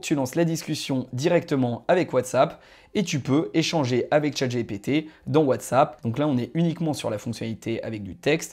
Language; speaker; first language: French; native; French